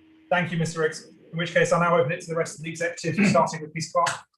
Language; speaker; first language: English; native; English